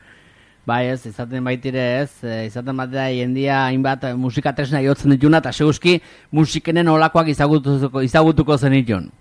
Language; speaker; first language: Basque; native; Basque